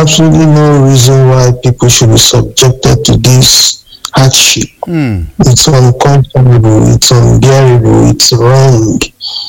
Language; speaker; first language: English; non-native, local second language; Yoruba